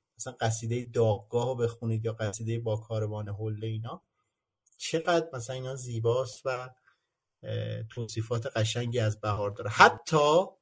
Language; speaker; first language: Persian; native; Persian